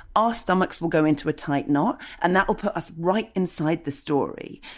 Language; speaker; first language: English; native; English